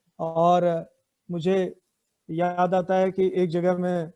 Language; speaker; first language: Hindi; native; Hindi